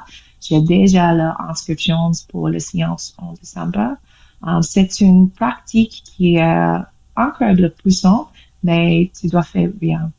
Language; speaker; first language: French; non-native, learner; English